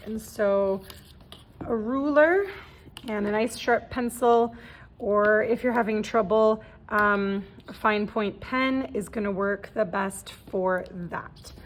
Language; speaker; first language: English; native; English